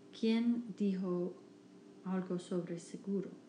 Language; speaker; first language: Spanish; non-native, fluent; English